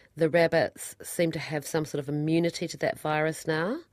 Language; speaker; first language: English; native; English